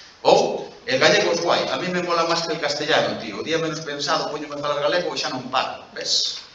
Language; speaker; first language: Galician; non-native, local second language; Spanish